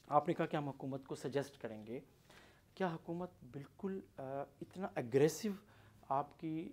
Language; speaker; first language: Urdu; non-native, local second language; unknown